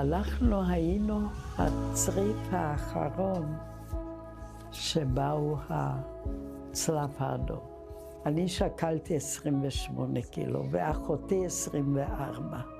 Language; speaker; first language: Hebrew; non-native, fluent; Czech